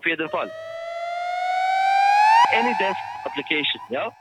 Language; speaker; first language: German; non-native, fluent; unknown